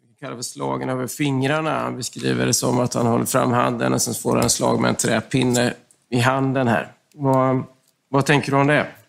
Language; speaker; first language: Swedish; native; Swedish